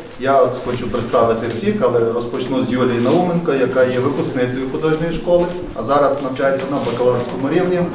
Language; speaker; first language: Ukrainian; native; Ukrainian